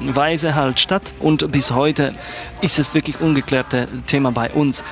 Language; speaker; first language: German; non-native, fluent; Czech